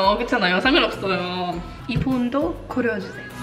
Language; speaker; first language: Korean; non-native, fluent; German